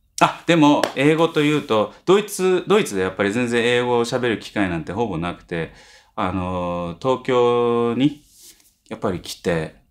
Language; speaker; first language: Japanese; early bilingual, heritage; Japanese